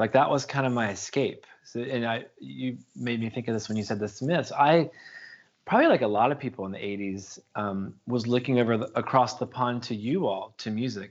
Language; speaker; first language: English; native; English